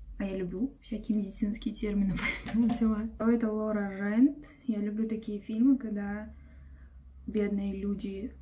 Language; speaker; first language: Russian; non-native, local second language; Uzbek